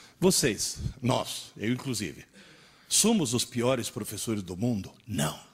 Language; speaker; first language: Portuguese; early bilingual, other home language; Italian